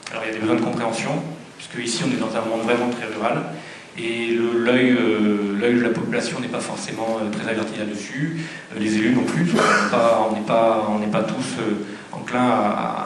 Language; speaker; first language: French; native; French